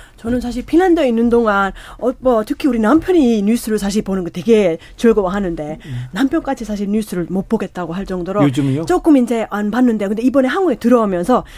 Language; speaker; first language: Korean; non-native, fluent; Finnish